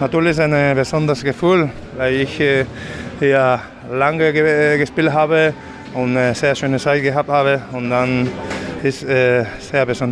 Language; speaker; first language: German; non-native, fluent; Spanish